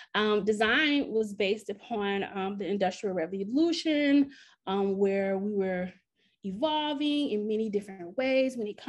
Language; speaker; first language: English; native; English